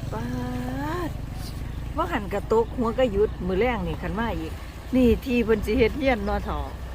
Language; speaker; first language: Thai; native; Thai